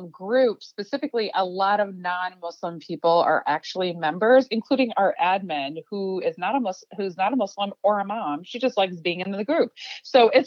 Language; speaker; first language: English; early bilingual, other home language; Urdu